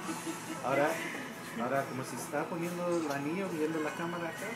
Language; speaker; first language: Spanish; early bilingual, heritage; Spanish